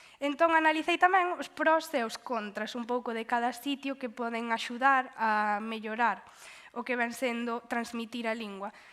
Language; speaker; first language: Galician; native; Galician